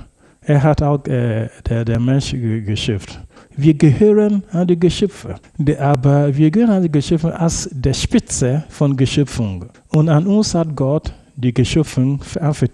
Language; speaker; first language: German; non-native, fluent; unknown